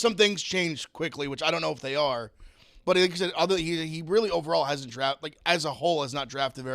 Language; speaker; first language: English; native; English